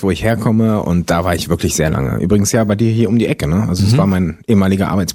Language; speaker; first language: German; non-native, local second language; French